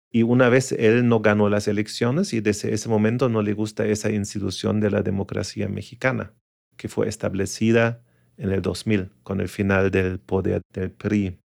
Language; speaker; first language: Spanish; non-native, fluent; German